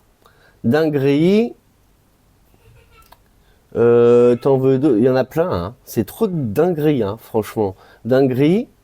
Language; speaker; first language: French; native; French